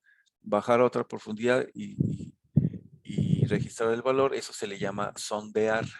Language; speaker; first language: Spanish; native; Spanish